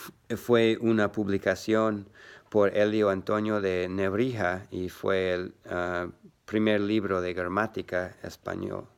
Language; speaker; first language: Spanish; non-native, learner; English